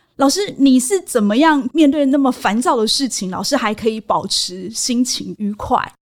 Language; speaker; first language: Chinese; native; Chinese